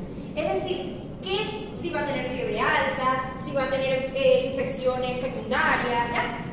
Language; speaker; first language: Spanish; native; Spanish